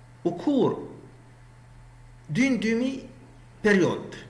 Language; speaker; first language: French; non-native, local second language; Arabic